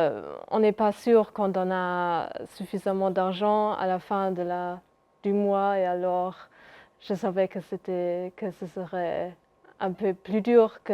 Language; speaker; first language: French; non-native, local second language; Luxembourgish